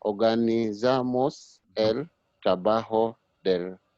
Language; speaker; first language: Spanish; non-native, learner; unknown